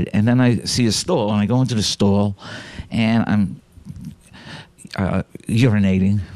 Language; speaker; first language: English; native; English